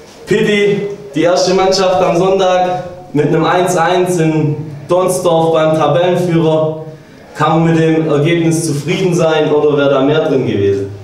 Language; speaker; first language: German; native; German